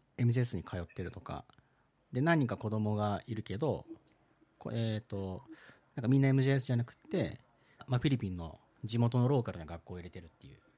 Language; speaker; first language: Japanese; early bilingual, heritage; Japanese